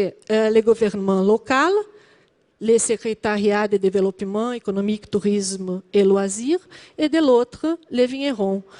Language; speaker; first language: French; non-native, learner; Portuguese